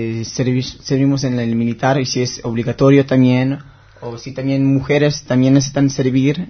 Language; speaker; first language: Spanish; non-native, learner; Hebrew